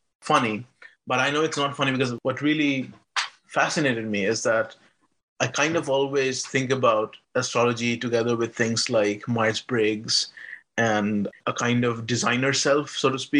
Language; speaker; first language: English; non-native, local second language; Bangla